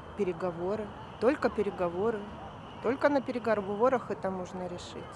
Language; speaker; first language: Russian; native; Russian